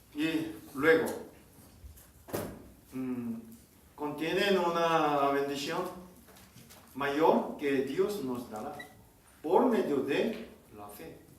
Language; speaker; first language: Spanish; non-native, learner; Korean